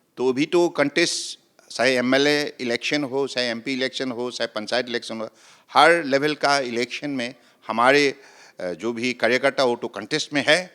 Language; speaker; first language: Hindi; non-native, local second language; Assamese